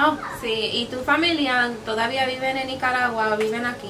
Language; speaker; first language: Spanish; non-native, fluent; English